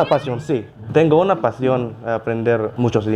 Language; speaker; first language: Spanish; non-native, learner; Cebuano